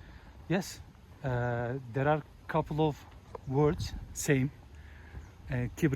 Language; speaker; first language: English; non-native, fluent; Turkish